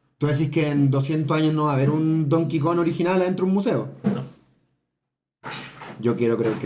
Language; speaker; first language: Spanish; native; Spanish